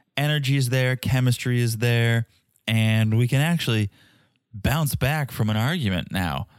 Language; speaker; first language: English; native; English